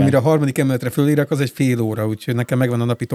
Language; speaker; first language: Hungarian; native; Hungarian